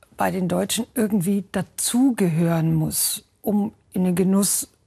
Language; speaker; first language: German; native; German